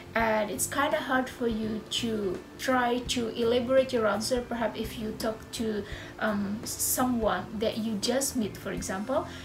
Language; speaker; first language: English; non-native, fluent; Indonesian